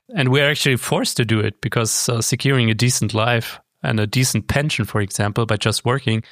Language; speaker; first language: English; non-native, fluent; German